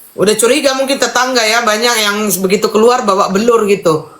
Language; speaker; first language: Indonesian; native; Indonesian